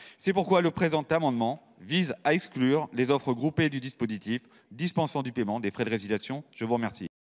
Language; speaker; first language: French; native; French